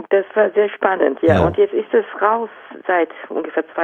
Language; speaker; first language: German; non-native, fluent; Japanese